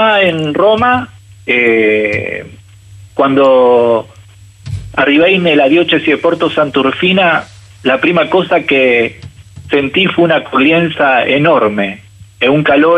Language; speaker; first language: Italian; non-native, fluent; Spanish